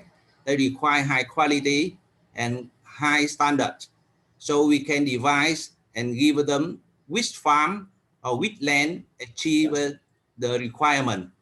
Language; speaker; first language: English; non-native, learner; Vietnamese